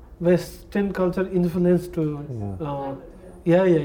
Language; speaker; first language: English; non-native, learner; Tibetan